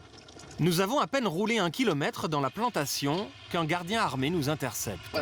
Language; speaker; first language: French; native; French